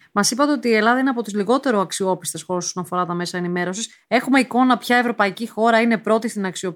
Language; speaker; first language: Greek; native; Greek